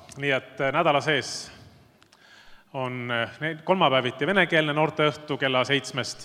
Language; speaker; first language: Estonian; native; Estonian